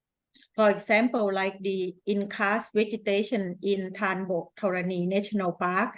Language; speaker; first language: English; non-native, fluent; Thai